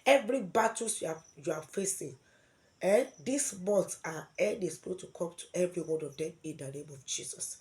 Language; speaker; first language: English; non-native, local second language; Yoruba